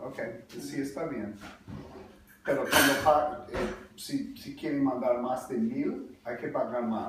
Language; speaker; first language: Spanish; non-native, learner; English